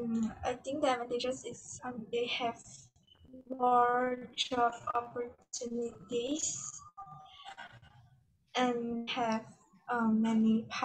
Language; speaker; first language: English; non-native, learner; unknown